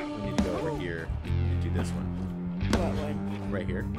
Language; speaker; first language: English; native; English